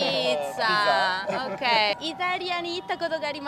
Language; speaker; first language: Japanese; non-native, fluent; Italian